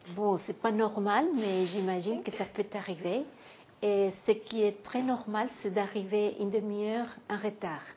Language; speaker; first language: French; non-native, fluent; Spanish